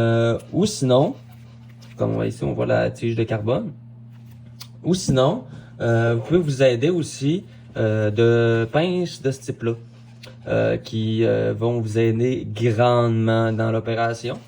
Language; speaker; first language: French; native; French